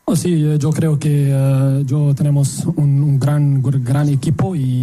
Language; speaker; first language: Spanish; non-native, learner; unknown